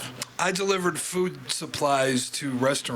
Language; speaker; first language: English; native; English